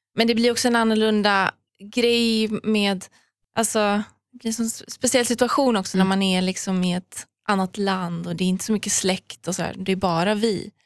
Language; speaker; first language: Swedish; early bilingual, other home language; Persian